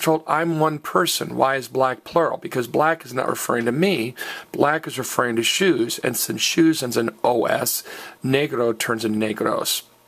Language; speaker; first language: English; native; English